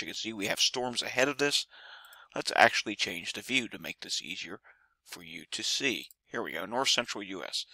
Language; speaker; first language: English; native; English